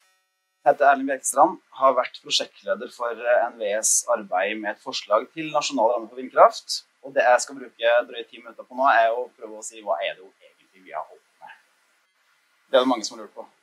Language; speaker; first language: Norwegian; native; Norwegian